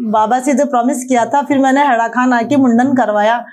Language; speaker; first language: Hindi; native; Hindi